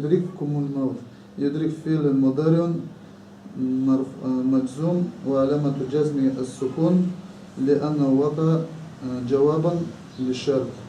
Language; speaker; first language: Arabic; non-native, learner; Chechen